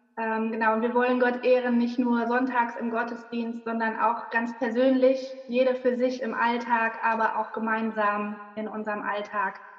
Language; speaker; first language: German; native; German